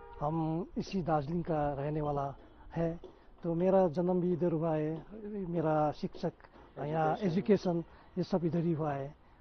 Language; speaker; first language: Hindi; non-native, local second language; Nepali